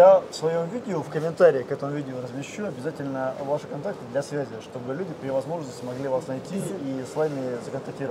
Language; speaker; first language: Russian; native; Russian